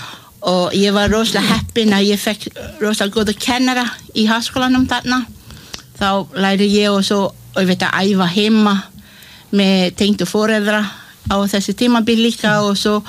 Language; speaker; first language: Icelandic; non-native, learner; Malay